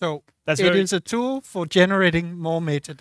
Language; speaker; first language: English; non-native, fluent; Danish